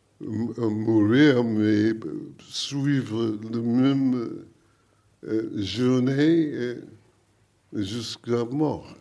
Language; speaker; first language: French; non-native, learner; English